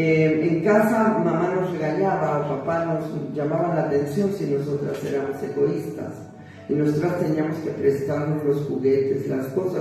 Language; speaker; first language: Spanish; native; Spanish